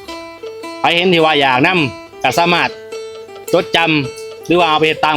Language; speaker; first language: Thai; non-native, local second language; Northeastern Thai